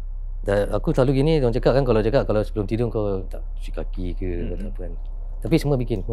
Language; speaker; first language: Malay; native; Malay